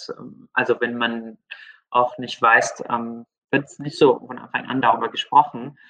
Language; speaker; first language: German; non-native, fluent; Arabic